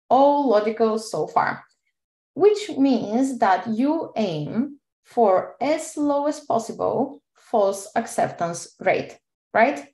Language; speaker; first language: English; non-native, fluent; Bulgarian